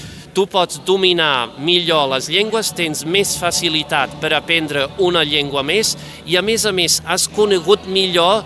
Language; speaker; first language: Catalan; non-native, fluent; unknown